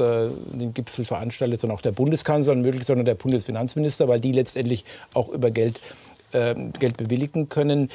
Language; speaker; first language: German; native; German